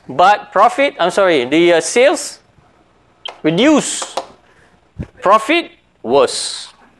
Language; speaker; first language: English; non-native, local second language; Malay